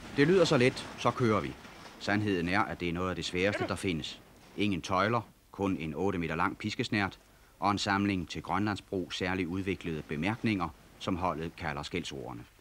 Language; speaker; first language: Danish; native; Danish